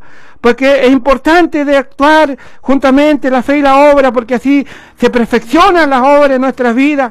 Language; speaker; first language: Spanish; native; Spanish